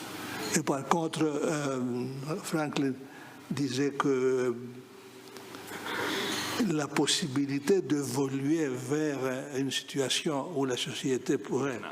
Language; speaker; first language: French; non-native, fluent; Greek